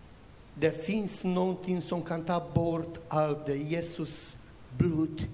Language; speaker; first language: Swedish; non-native, learner; Romanian